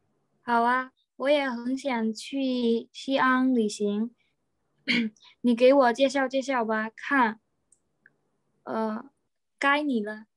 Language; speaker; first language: Chinese; non-native, learner; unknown